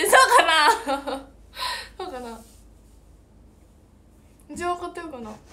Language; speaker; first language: Japanese; native; Japanese